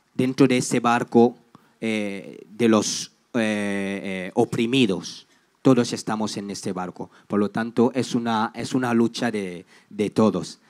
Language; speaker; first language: Spanish; non-native, fluent; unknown